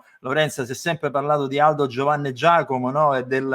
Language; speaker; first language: Italian; native; Italian